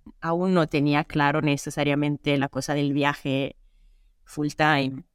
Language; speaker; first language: Spanish; non-native, fluent; Italian